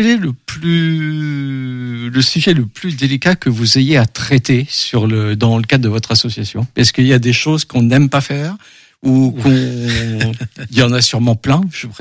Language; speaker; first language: French; native; French